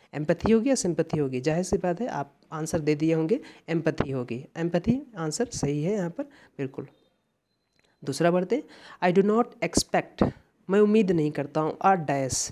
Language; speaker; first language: Hindi; native; Hindi